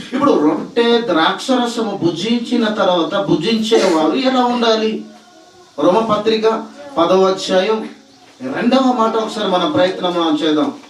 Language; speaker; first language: Telugu; non-native, local second language; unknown